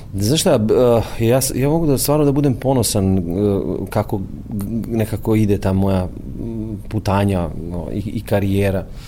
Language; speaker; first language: Serbian; native; Serbian